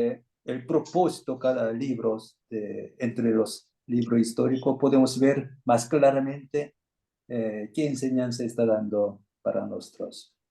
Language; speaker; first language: Spanish; non-native, fluent; Korean